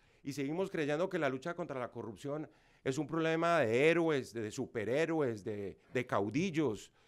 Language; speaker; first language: Spanish; native; Spanish